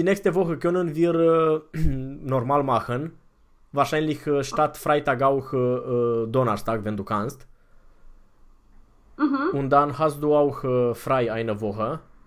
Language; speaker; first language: German; non-native, fluent; Romanian